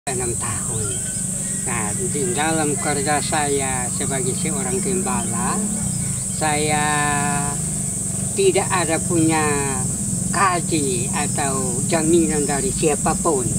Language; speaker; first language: Indonesian; non-native, local second language; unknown